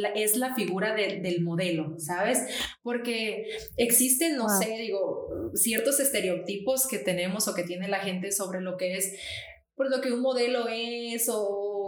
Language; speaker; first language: Spanish; native; Spanish